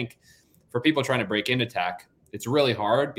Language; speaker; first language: English; native; English